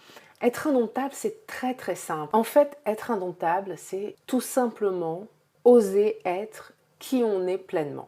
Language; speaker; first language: French; native; French